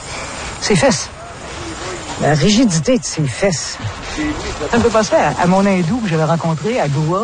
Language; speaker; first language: French; native; French